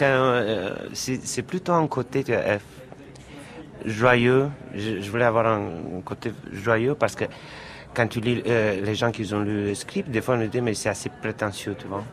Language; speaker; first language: French; non-native, fluent; Romanian